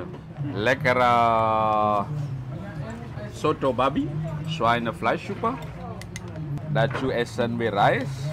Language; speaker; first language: German; non-native, fluent; Balinese